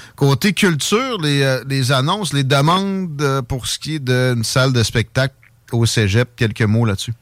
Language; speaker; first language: French; native; French